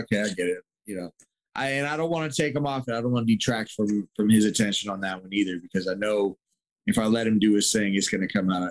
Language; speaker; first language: English; native; English